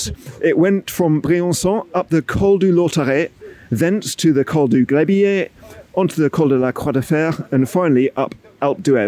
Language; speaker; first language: English; native; English